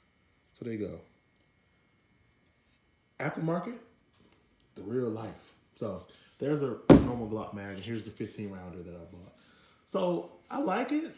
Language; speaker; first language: English; native; English